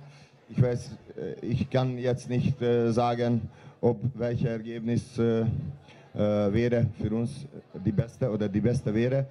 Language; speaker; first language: German; non-native, learner; Hungarian